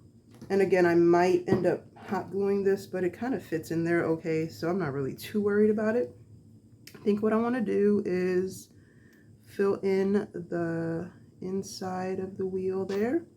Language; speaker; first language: English; native; English